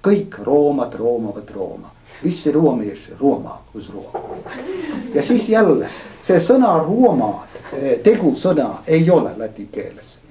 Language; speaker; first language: Estonian; non-native, fluent; Latvian